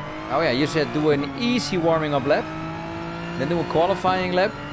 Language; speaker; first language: English; non-native, fluent; Dutch